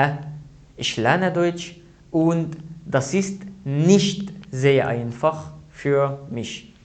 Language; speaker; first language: German; non-native, learner; Arabic